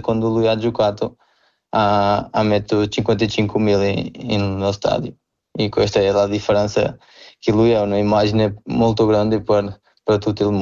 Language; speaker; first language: Italian; non-native, learner; Portuguese